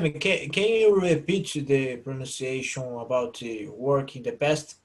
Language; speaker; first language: English; non-native, learner; Portuguese